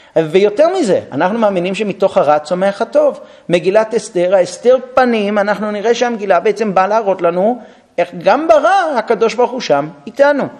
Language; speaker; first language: Hebrew; non-native, fluent; English